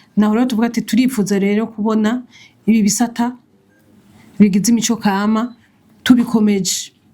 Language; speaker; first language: Rundi; native; Rundi